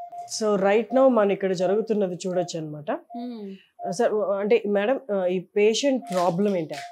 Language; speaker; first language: Telugu; native; Telugu